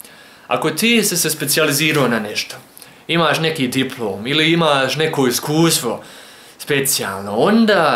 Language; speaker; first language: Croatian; early bilingual, heritage; Croatian